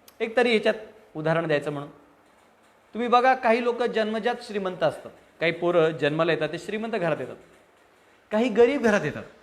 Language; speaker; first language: Marathi; native; Marathi